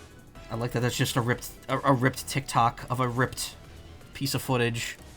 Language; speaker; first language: English; native; English